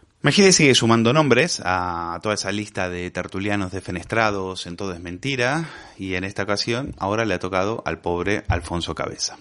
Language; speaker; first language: Spanish; native; Spanish